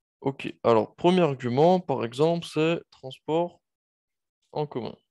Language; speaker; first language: French; native; French